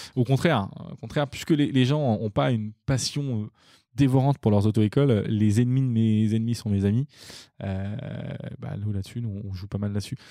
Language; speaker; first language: French; native; French